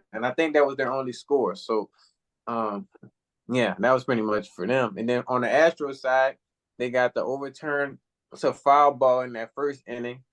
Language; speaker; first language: English; native; English